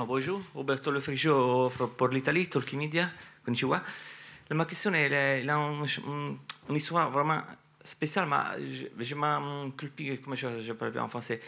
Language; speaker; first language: French; non-native, learner; Italian